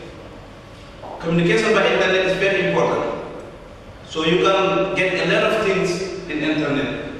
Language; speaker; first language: English; non-native, learner; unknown